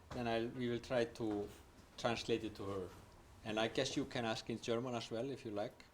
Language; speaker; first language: English; non-native, fluent; Icelandic